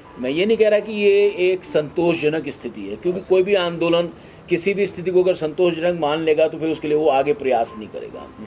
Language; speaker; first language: Hindi; native; Hindi